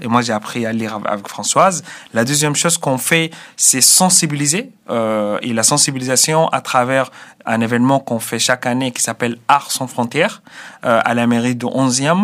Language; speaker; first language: French; non-native, fluent; Arabic